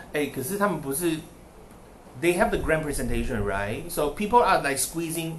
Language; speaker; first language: English; non-native, fluent; Chinese